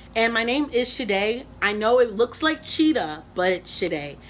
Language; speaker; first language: English; native; English